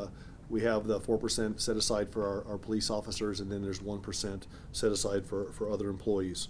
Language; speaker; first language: English; native; English